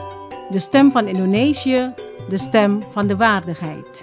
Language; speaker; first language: Dutch; non-native, fluent; Indonesian